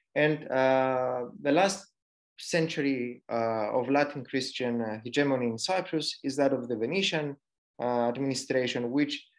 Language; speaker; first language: English; non-native, fluent; Greek